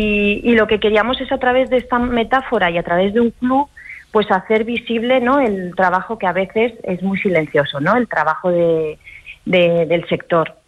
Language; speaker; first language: Spanish; native; Spanish